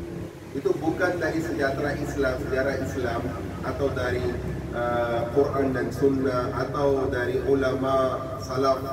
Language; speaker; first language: Indonesian; non-native, fluent; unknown